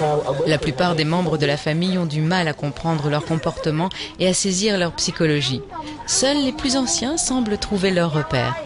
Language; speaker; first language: French; native; French